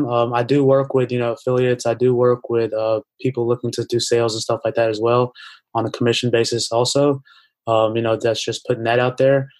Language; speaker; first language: English; native; English